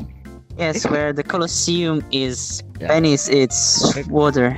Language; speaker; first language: English; non-native, fluent; Italian